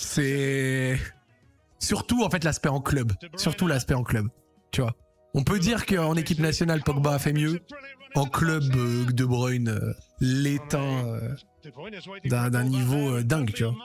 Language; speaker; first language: French; native; French